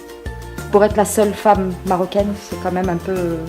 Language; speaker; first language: French; native; French